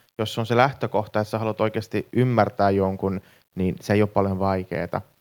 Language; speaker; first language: Finnish; native; Finnish